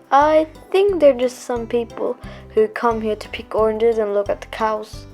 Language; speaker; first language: English; early bilingual, other home language; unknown